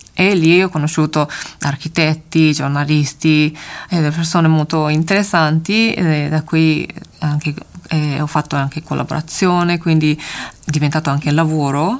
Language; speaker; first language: Italian; non-native, fluent; Japanese